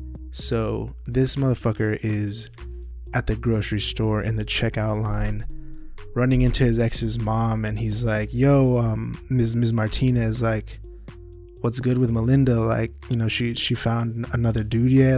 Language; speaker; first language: English; native; English